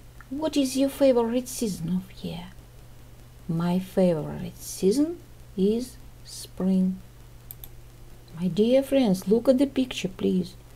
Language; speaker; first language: English; non-native, fluent; Russian